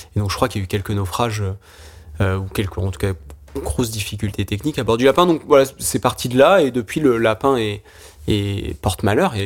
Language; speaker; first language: French; native; French